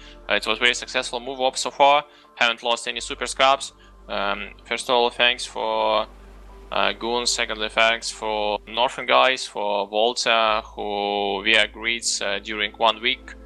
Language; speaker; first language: English; non-native, fluent; Russian